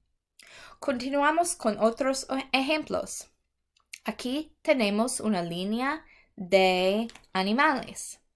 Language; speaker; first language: Spanish; non-native, fluent; English